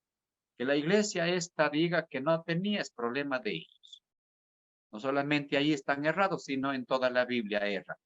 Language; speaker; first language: Spanish; native; Spanish